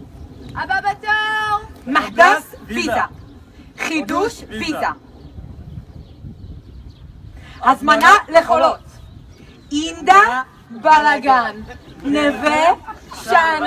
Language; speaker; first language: Hebrew; native; Hebrew